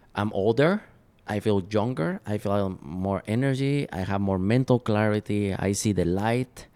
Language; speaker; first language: English; non-native, fluent; Spanish